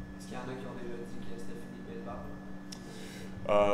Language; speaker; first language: French; native; French